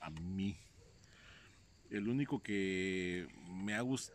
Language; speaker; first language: Spanish; native; Spanish